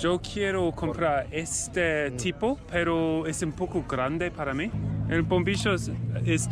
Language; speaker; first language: Spanish; non-native, learner; English